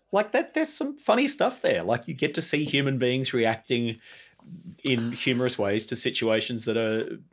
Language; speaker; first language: English; native; English